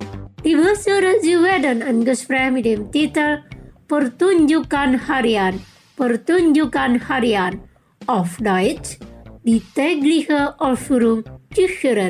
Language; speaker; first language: German; non-native, fluent; Indonesian